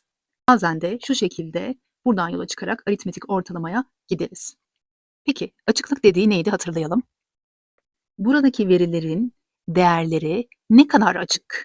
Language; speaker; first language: Turkish; native; Turkish